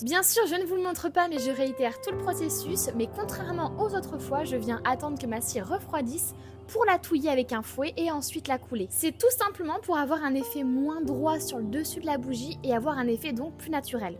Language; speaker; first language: French; native; French